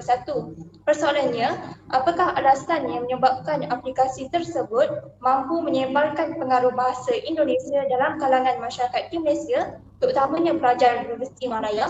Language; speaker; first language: Malay; native; Malay